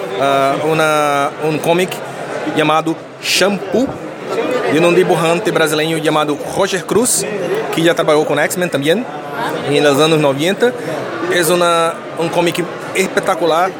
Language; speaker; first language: Spanish; non-native, learner; Portuguese